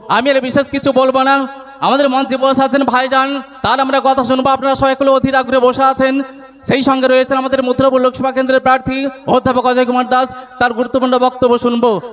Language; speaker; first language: Bangla; non-native, local second language; Santali